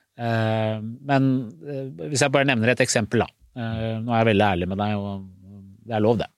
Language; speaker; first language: Norwegian; early bilingual, other home language; Persian